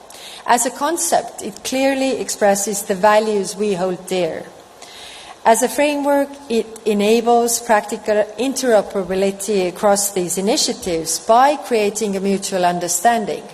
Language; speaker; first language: English; non-native, fluent; Estonian